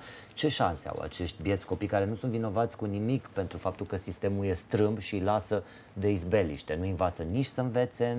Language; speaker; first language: Romanian; native; Romanian